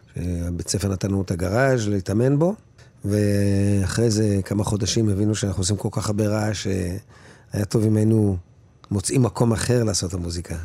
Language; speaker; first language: Hebrew; native; Hebrew